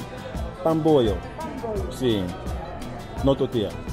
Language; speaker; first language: Spanish; non-native, learner; English